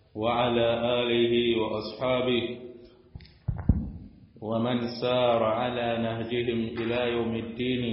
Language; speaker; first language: Arabic; non-native, fluent; Swahili